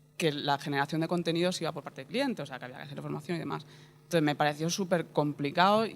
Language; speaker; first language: Spanish; native; Spanish